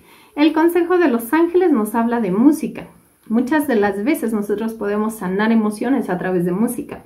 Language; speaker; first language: Spanish; native; Spanish